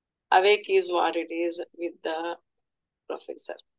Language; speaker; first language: English; non-native, local second language; Telugu